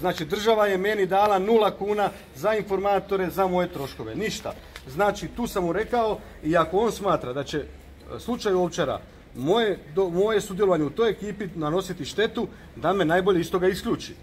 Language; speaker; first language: Croatian; native; Croatian